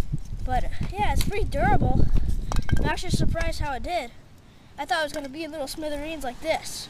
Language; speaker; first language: English; native; English